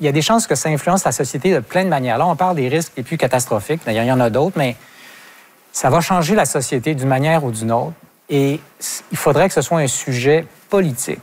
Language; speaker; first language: French; native; French